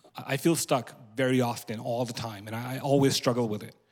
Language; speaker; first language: English; non-native, local second language; Punjabi